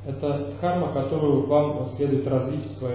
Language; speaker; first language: Russian; native; Russian